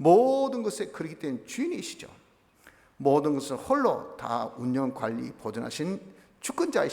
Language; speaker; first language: Korean; native; Korean